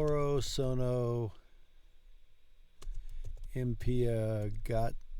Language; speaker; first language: Italian; non-native, learner; English